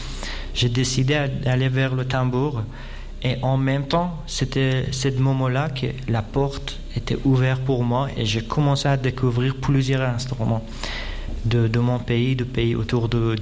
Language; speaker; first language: French; non-native, fluent; Persian